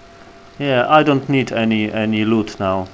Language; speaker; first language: English; non-native, learner; Polish